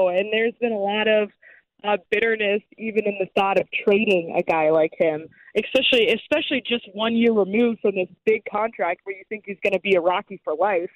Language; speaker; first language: English; native; English